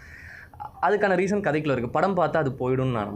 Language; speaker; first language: Tamil; native; Tamil